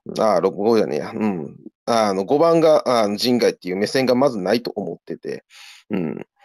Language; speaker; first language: Japanese; native; Japanese